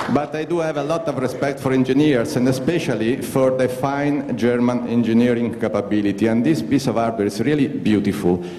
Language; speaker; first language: English; non-native, fluent; Italian